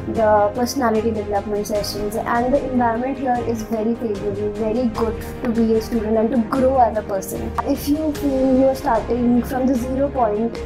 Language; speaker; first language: English; non-native, local second language; Hindi